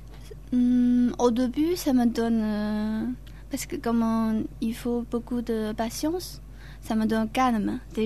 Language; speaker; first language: French; non-native, learner; Chinese